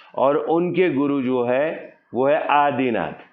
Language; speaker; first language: Hindi; non-native, local second language; Marathi